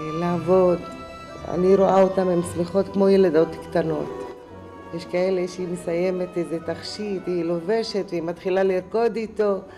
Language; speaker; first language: Hebrew; non-native, local second language; Arabic